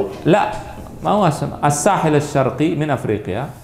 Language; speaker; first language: Arabic; non-native, fluent; Indonesian